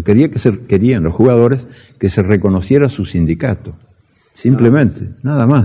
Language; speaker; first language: Spanish; native; Spanish